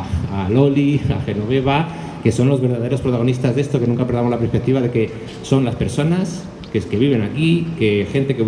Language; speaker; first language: Spanish; native; Spanish